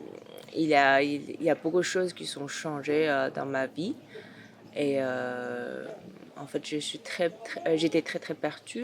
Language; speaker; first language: French; non-native, fluent; Chinese